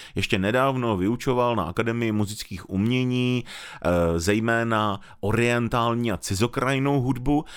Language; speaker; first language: Czech; native; Czech